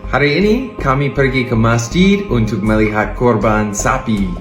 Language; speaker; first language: Indonesian; non-native, learner; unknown